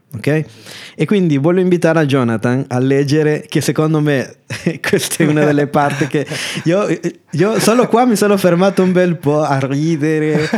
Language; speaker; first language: Italian; non-native, fluent; Spanish